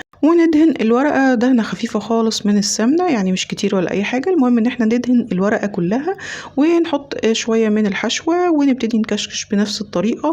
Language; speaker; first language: Arabic; native; Arabic